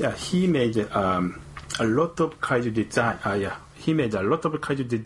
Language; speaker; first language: English; non-native, learner; Japanese